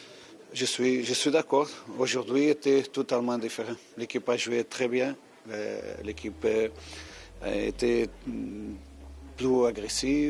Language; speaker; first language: French; non-native, fluent; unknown